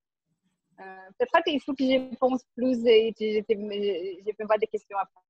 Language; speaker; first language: French; non-native, learner; Portuguese